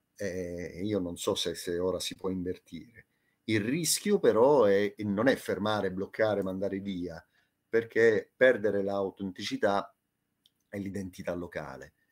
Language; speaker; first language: Italian; native; Italian